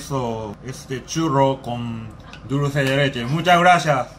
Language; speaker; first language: Spanish; non-native, learner; Japanese